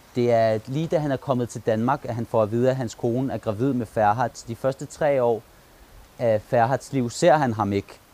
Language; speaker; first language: Danish; early bilingual, other home language; Turkish